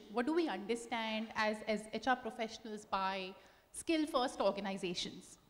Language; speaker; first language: English; non-native, local second language; Hindi